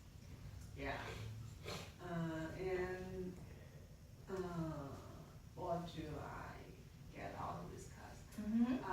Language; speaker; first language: English; non-native, learner; Chinese